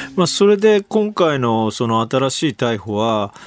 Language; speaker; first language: Japanese; native; Japanese